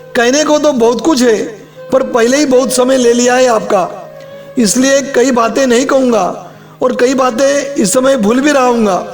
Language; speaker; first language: Hindi; non-native, local second language; Gujarati